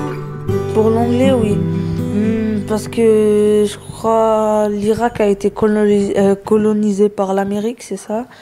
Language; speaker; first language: French; early bilingual, other home language; Arabic